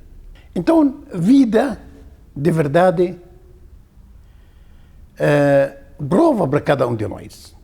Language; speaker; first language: Portuguese; non-native, learner; Arabic